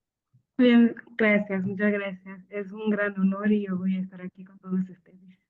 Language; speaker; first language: Spanish; non-native, fluent; Akan